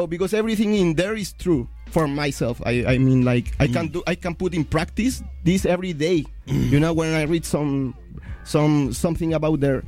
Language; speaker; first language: English; non-native, fluent; Spanish